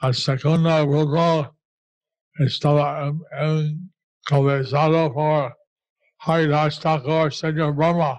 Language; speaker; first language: Spanish; non-native, learner; English